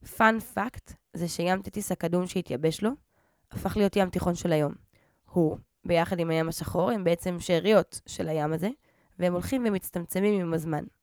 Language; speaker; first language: Hebrew; native; Hebrew